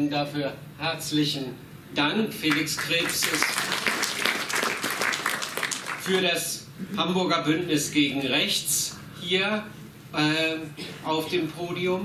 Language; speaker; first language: German; native; German